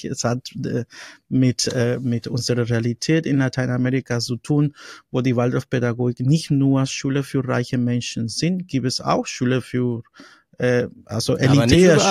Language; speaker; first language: German; non-native, fluent; Spanish